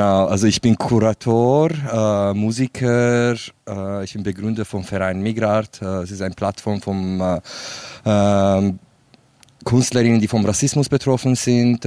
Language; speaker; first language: German; non-native, fluent; Central Kurdish